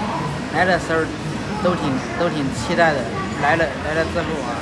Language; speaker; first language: Chinese; native; Chinese